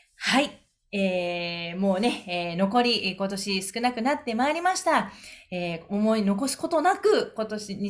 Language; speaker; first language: Japanese; native; Japanese